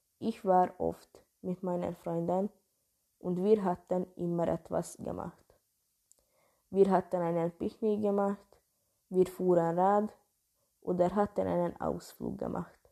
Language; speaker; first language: German; non-native, learner; Hungarian